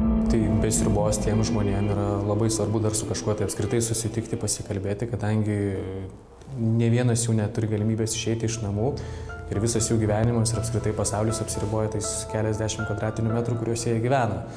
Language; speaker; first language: Lithuanian; native; Lithuanian